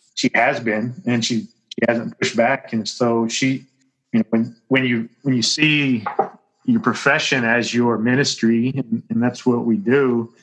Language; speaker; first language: English; native; English